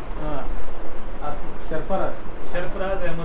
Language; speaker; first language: Hindi; non-native, local second language; Telugu